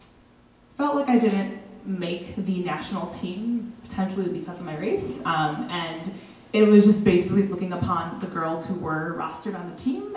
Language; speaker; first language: English; native; English